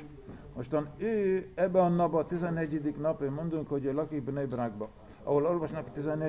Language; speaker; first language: Hungarian; early bilingual, heritage; Hungarian